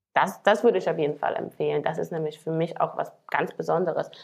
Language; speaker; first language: German; non-native, fluent; Slovak